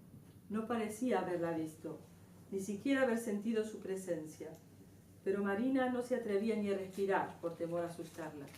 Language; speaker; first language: Spanish; native; Spanish